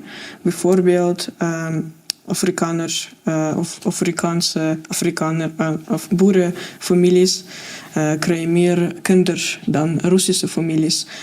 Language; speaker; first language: Afrikaans; non-native, fluent; Russian